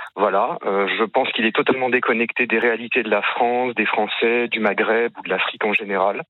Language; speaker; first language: French; early bilingual, other home language; Arabic